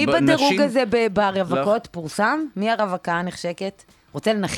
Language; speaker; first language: Hebrew; native; Hebrew